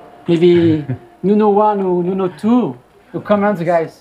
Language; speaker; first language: English; non-native, fluent; French